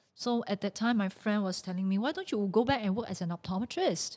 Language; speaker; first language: English; non-native, local second language; Chinese